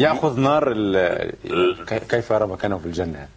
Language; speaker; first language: Arabic; native; Arabic